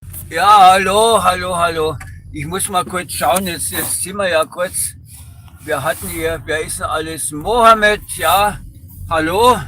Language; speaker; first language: German; native; German